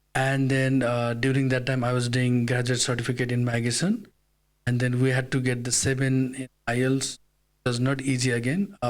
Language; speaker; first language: English; non-native, fluent; Nepali